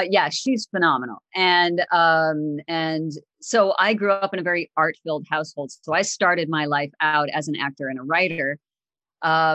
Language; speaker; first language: English; native; English